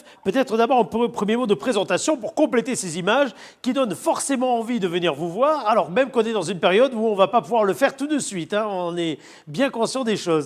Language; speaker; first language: French; native; French